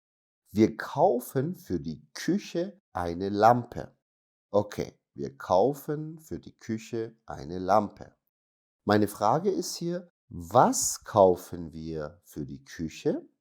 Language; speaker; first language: German; non-native, fluent; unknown